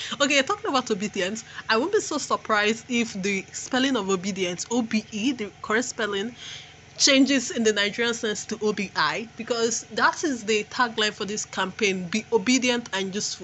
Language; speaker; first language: English; non-native, local second language; Igbo